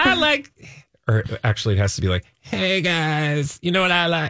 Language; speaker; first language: English; native; English